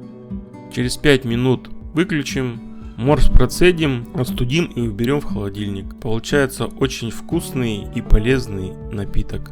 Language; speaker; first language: Russian; native; Russian